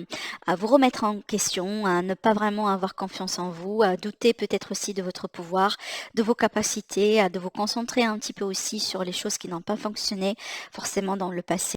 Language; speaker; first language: French; native; French